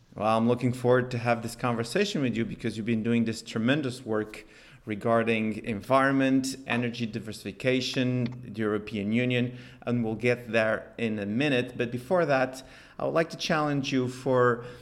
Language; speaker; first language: English; non-native, fluent; Spanish